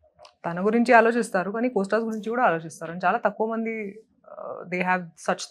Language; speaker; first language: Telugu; non-native, local second language; Hindi